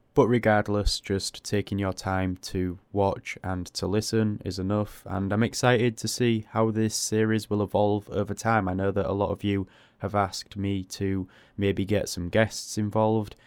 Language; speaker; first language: English; native; English